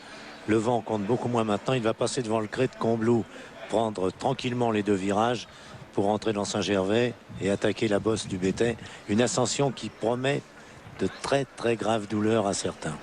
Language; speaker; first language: French; native; French